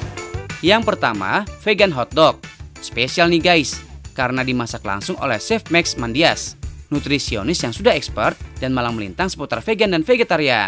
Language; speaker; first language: Indonesian; native; Indonesian